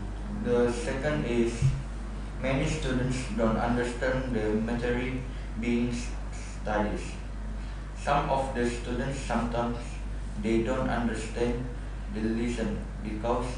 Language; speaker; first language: English; non-native, learner; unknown